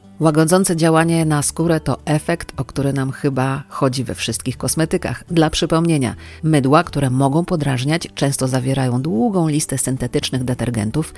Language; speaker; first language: Polish; native; Polish